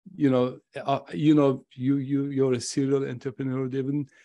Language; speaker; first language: English; non-native, fluent; Turkish